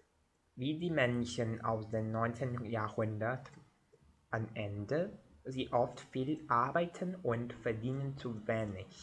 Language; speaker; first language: German; non-native, learner; Portuguese